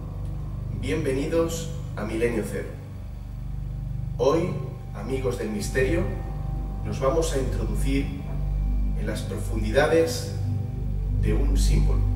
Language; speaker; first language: Spanish; native; Spanish